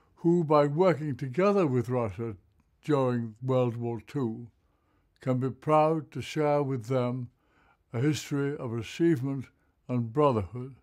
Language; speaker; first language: English; native; English